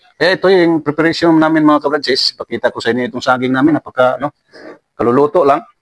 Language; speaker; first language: Filipino; non-native, local second language; Cebuano